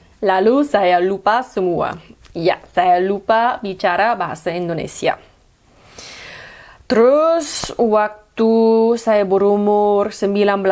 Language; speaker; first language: Indonesian; non-native, fluent; English